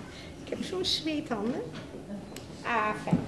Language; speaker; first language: Dutch; native; Dutch